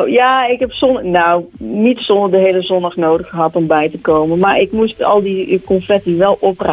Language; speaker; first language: Dutch; native; Dutch